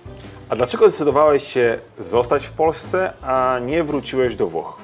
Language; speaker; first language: Polish; native; Polish